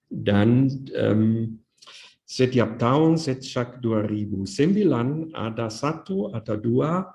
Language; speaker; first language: Indonesian; non-native, fluent; German